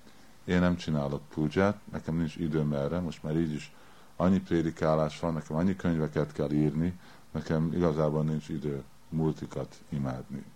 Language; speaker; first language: Hungarian; early bilingual, heritage; Hungarian